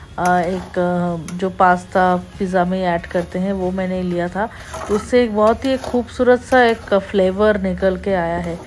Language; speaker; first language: Hindi; non-native, local second language; Bangla